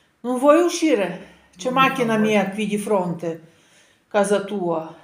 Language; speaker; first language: Italian; non-native, learner; Ukrainian